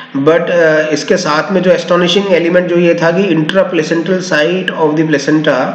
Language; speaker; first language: English; non-native, local second language; Hindi